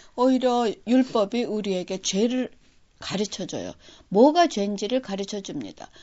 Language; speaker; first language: Korean; native; Korean